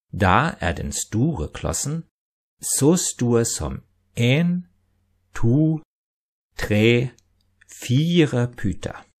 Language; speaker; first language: Norwegian; non-native, fluent; German